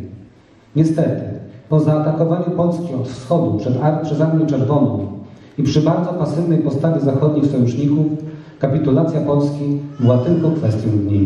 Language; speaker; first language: Polish; native; Polish